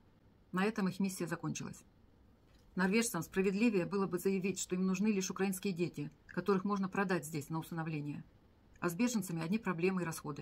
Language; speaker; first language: Russian; native; Russian